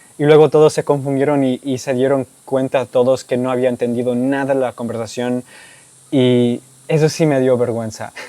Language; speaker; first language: Spanish; non-native, fluent; English